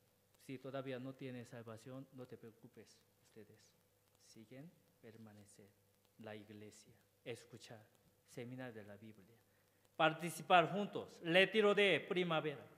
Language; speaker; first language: Spanish; non-native, learner; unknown